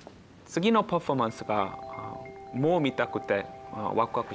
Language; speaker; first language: Japanese; non-native, fluent; Korean